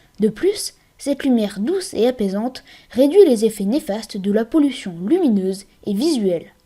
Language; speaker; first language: French; native; French